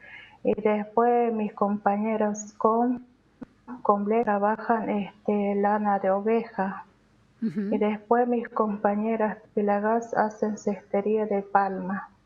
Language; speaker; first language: Spanish; non-native, local second language; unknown